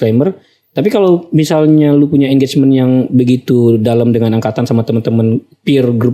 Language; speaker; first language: Indonesian; native; Indonesian